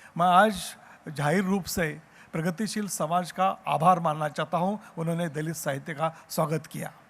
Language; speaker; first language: Hindi; non-native, local second language; Marathi